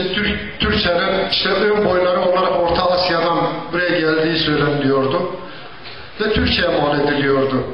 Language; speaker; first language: Turkish; non-native, local second language; Zaza